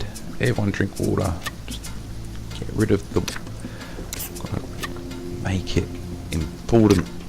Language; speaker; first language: English; native; English